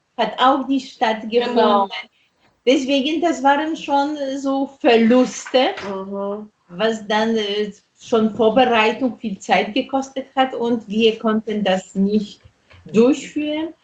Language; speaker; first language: German; non-native, fluent; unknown